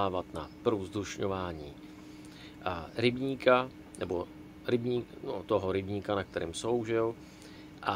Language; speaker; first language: Czech; native; Czech